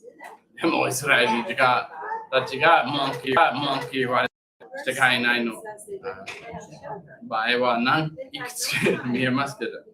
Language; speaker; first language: Japanese; non-native, learner; English